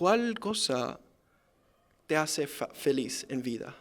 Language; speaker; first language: Spanish; early bilingual, heritage; English